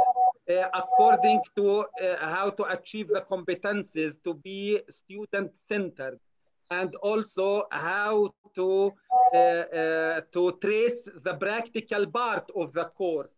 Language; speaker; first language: English; non-native, learner; Arabic